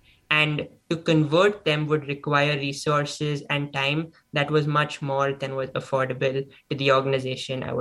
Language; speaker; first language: English; non-native, local second language; Hindi